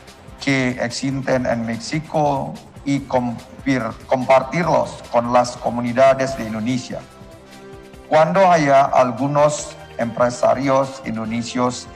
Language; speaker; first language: Spanish; non-native, learner; Indonesian